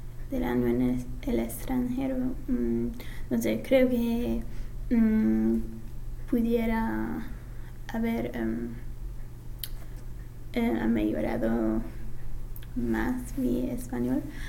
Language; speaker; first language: Spanish; non-native, fluent; English